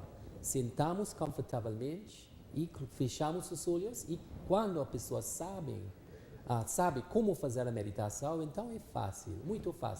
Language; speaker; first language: Portuguese; non-native, fluent; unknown